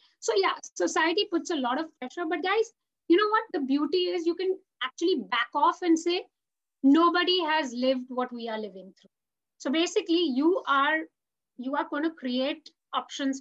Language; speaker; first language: English; non-native, local second language; Hindi